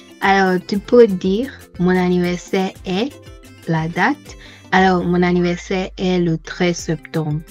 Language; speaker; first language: French; non-native, learner; Portuguese